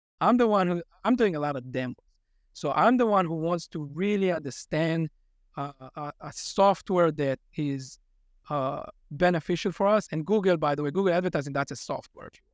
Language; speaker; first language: English; non-native, fluent; Hebrew